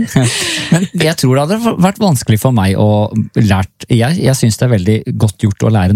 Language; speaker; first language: Norwegian; native; Norwegian